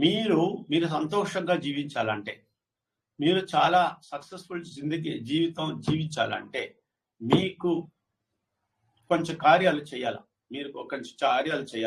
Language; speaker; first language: Telugu; non-native, learner; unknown